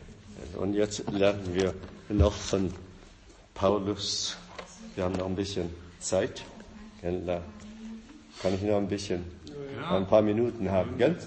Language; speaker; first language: German; non-native, fluent; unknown